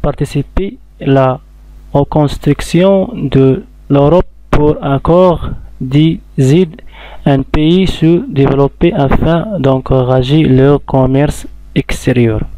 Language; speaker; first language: French; non-native, local second language; Arabic